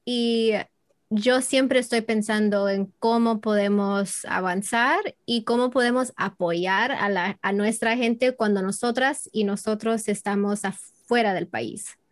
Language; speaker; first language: Spanish; early bilingual, heritage; English